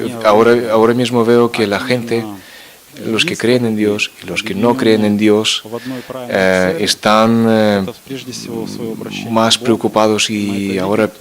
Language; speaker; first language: Spanish; non-native, fluent; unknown